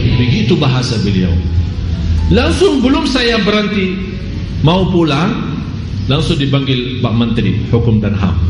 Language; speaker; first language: Malay; non-native, fluent; Arabic